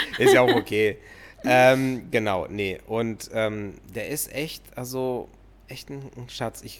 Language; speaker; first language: German; early bilingual, other home language; Greek